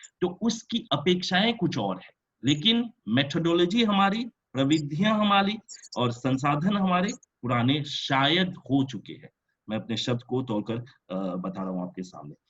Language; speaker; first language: Hindi; non-native, local second language; French